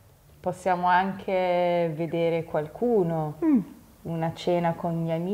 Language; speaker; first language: Italian; non-native, fluent; English